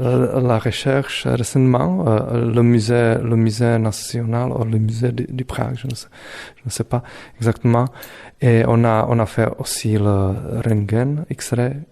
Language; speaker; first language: French; non-native, fluent; Czech